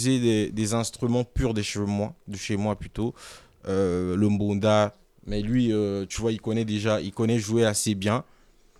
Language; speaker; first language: French; non-native, local second language; Lingala